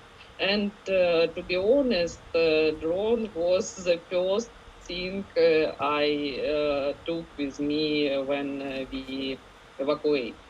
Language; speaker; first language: English; non-native, fluent; Ukrainian